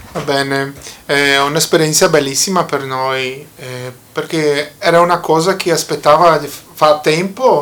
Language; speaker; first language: Italian; non-native, fluent; Portuguese